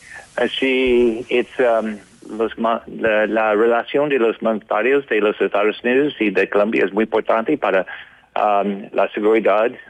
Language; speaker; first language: Spanish; non-native, learner; English